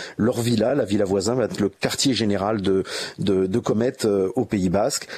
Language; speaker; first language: French; native; French